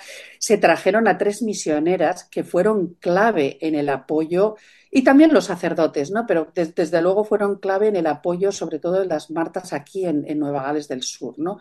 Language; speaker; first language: Spanish; native; Spanish